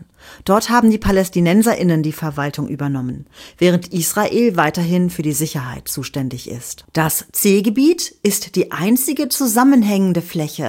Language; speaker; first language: German; native; German